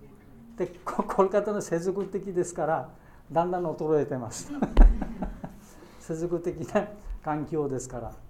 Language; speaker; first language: Japanese; non-native, learner; Bangla